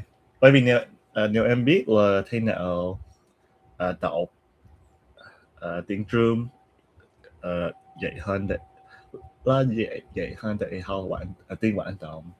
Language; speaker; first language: Vietnamese; non-native, learner; English